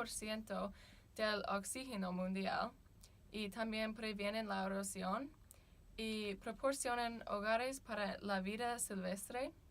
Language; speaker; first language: Spanish; non-native, learner; English